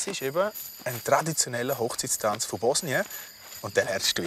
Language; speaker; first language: German; native; German